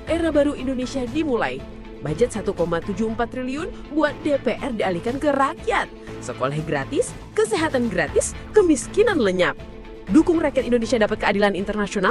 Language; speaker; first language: Indonesian; native; Indonesian